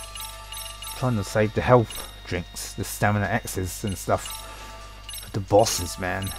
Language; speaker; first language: English; native; English